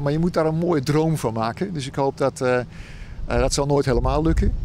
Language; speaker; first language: Dutch; native; Dutch